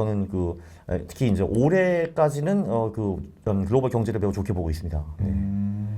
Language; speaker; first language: Korean; native; Korean